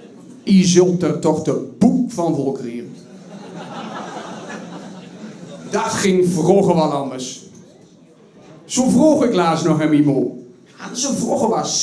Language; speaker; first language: Dutch; native; Dutch